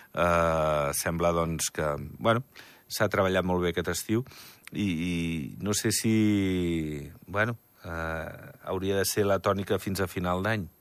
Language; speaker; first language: Catalan; native; Catalan